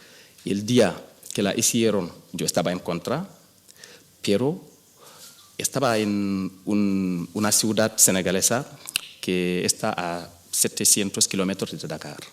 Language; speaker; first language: Spanish; non-native, fluent; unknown